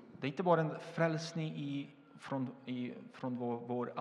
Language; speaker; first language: Swedish; non-native, fluent; Portuguese